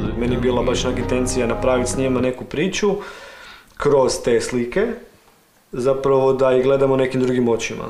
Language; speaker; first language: Croatian; native; Croatian